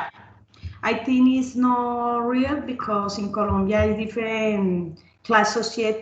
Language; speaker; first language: English; non-native, learner; Spanish